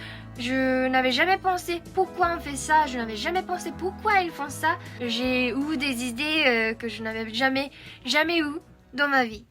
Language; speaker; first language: French; non-native, fluent; Japanese